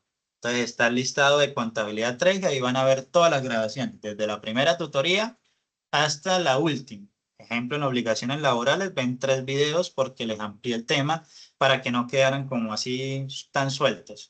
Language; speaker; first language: Spanish; native; Spanish